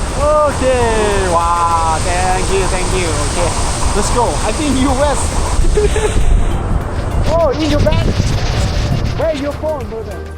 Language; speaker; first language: English; non-native, learner; Lao